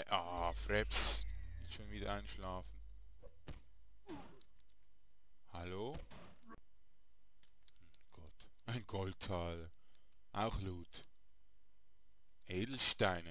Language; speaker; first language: German; native; German